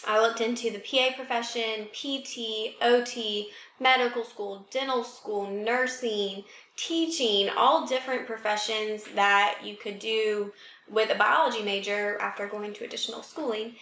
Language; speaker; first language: English; native; English